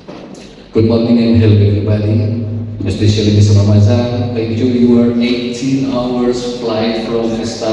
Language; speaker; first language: English; non-native, fluent; Indonesian